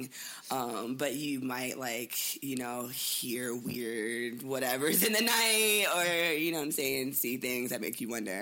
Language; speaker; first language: English; native; English